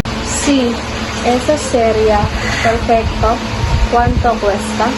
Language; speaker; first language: Spanish; non-native, learner; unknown